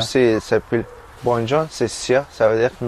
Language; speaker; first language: French; non-native, learner; Persian